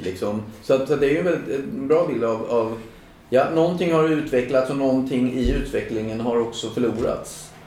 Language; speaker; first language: Swedish; native; Swedish